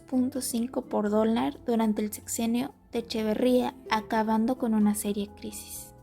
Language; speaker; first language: Spanish; native; Spanish